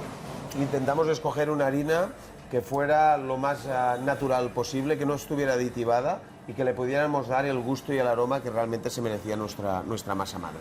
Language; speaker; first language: Spanish; native; Spanish